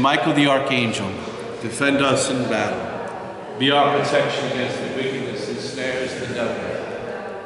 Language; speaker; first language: English; native; English